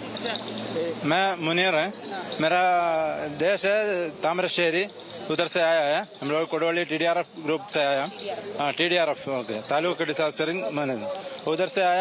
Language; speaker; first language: Hindi; non-native, local second language; Malayalam